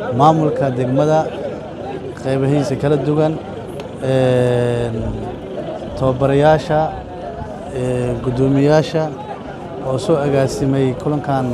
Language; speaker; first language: Somali; native; Somali